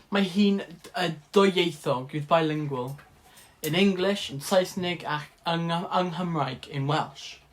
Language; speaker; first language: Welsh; non-native, learner; English